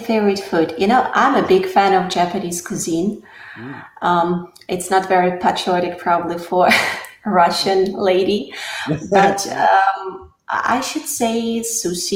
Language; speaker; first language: English; non-native, fluent; Russian